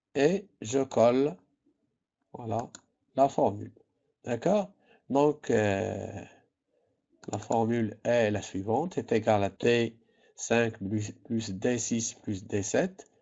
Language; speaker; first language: French; non-native, local second language; Arabic